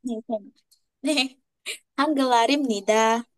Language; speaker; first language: Korean; non-native, learner; Indonesian